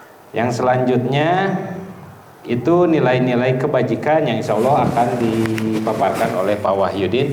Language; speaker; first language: Indonesian; native; Indonesian